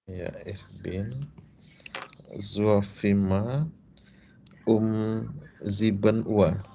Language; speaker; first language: German; non-native, learner; Indonesian